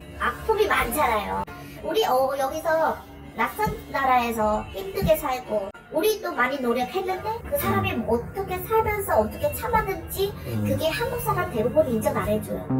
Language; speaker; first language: Korean; non-native, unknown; Vietnamese